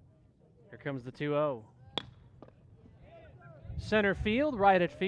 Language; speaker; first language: English; native; English